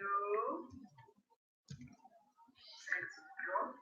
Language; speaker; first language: English; non-native, learner; Spanish